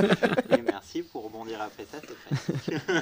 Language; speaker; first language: French; native; French